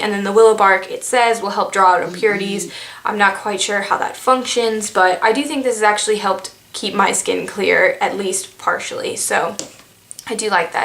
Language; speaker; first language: English; native; English